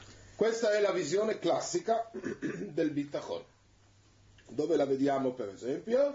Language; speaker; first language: Italian; native; Italian